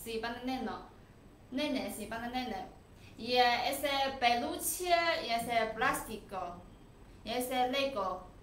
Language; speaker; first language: Spanish; non-native, learner; Chinese